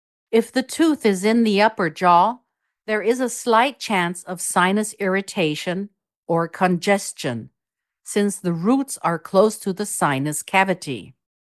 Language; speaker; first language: English; non-native, fluent; German